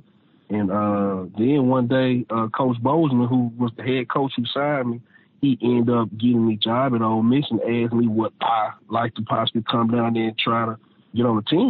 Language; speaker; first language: English; native; English